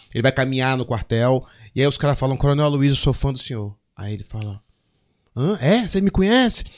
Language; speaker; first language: Portuguese; native; Portuguese